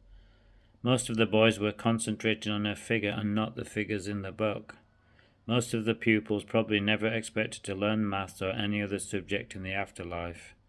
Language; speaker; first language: English; native; English